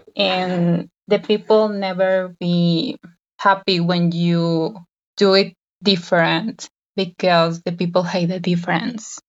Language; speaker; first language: English; non-native, learner; Spanish